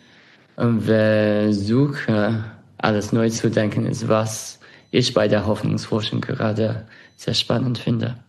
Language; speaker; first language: German; non-native, fluent; English